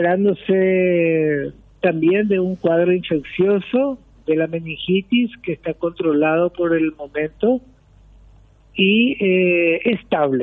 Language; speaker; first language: Spanish; native; Spanish